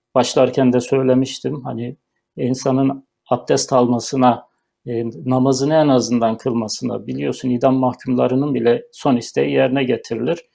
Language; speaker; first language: Turkish; native; Turkish